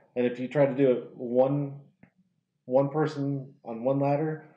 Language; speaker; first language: English; native; English